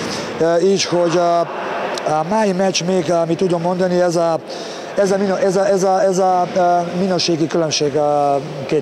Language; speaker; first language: Hungarian; non-native, learner; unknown